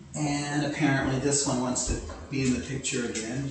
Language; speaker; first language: English; native; English